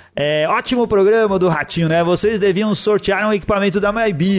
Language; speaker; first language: Portuguese; native; Portuguese